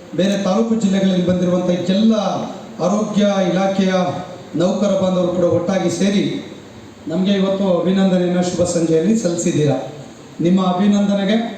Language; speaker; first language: Kannada; native; Kannada